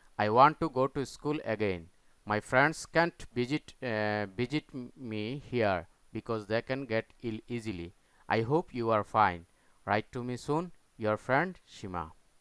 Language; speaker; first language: English; non-native, local second language; Bangla